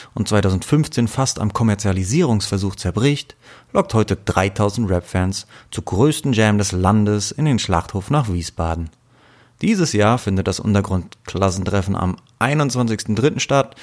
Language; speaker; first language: German; native; German